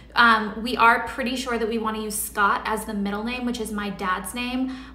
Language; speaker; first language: English; native; English